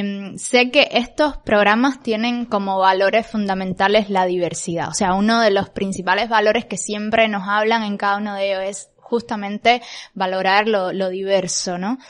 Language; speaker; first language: Spanish; native; Spanish